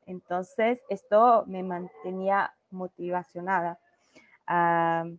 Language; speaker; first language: Spanish; non-native, learner; Portuguese